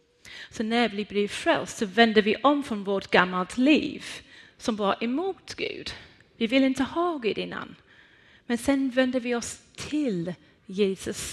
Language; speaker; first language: Swedish; non-native, fluent; Persian